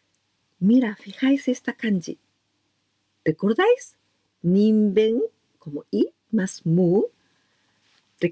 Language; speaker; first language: Spanish; non-native, learner; Japanese